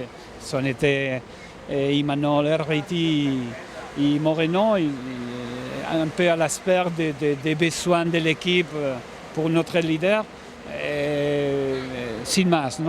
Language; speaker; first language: French; non-native, learner; Spanish